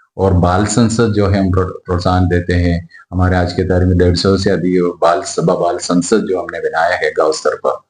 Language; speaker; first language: Hindi; non-native, local second language; Malayalam